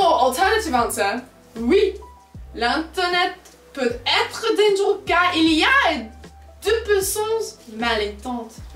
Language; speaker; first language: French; non-native, learner; English